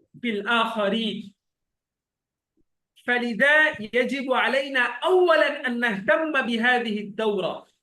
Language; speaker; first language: Arabic; non-native, fluent; Bangla